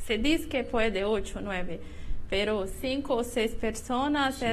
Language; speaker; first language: Spanish; non-native, learner; Portuguese